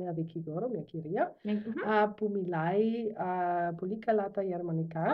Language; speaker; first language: Greek; non-native, learner; German